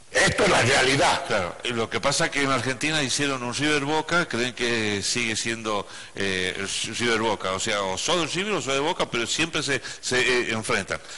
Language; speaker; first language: Spanish; native; Spanish